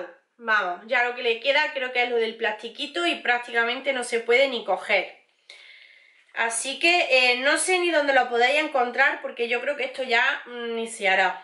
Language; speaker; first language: Spanish; native; Spanish